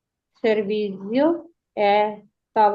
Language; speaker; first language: Italian; non-native, learner; Punjabi